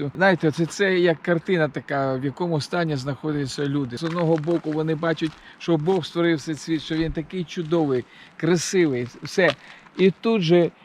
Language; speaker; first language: Ukrainian; non-native, local second language; Russian